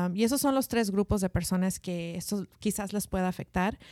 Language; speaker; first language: Spanish; early bilingual, heritage; Spanish